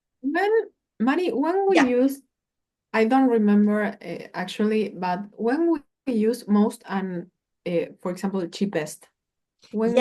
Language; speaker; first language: English; non-native, learner; Spanish